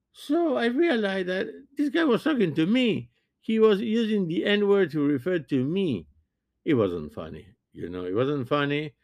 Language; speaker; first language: English; non-native, fluent; French